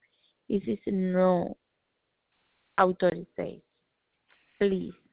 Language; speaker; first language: English; non-native, learner; Spanish